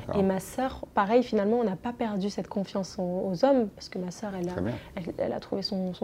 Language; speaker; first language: French; native; French